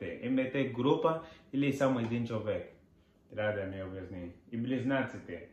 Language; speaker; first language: Bulgarian; non-native, learner; Portuguese